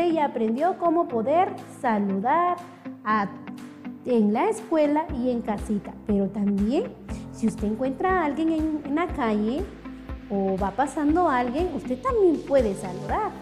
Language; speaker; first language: Spanish; non-native, local second language; Kʼicheʼ